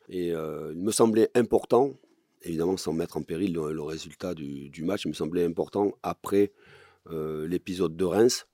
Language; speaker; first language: French; native; French